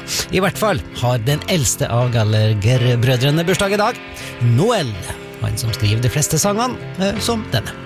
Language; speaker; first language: Norwegian; native; Norwegian